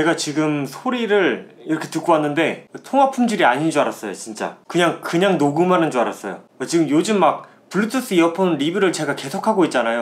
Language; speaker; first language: Korean; native; Korean